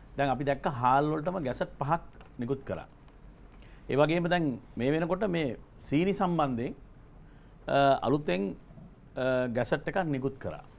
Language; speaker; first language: Sinhala; native; Sinhala